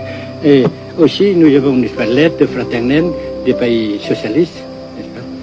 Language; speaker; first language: French; non-native, local second language; Vietnamese